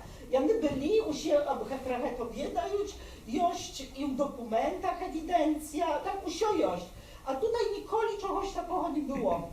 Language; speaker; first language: Polish; non-native, local second language; Belarusian